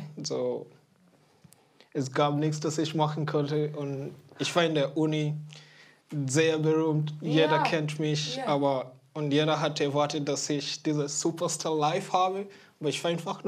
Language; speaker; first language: German; non-native, fluent; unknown